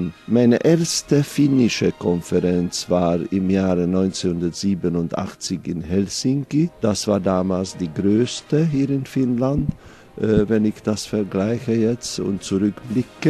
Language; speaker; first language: German; non-native, fluent; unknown